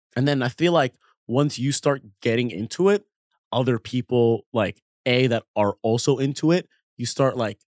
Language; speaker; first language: English; early bilingual, other home language; Arabic